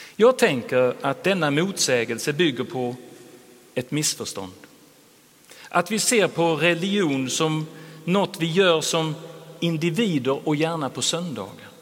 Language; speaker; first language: Swedish; native; Swedish